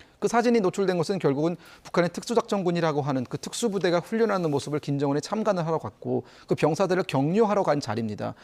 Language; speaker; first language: Korean; native; Korean